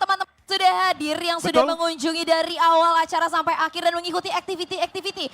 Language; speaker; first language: Indonesian; native; Indonesian